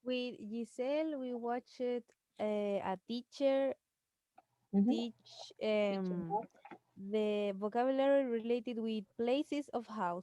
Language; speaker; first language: English; non-native, learner; Spanish